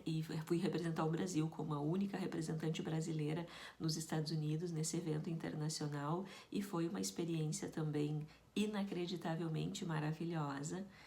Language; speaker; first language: Portuguese; native; Portuguese